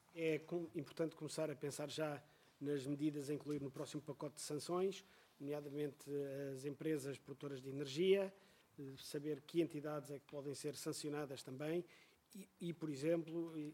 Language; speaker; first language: Portuguese; native; Portuguese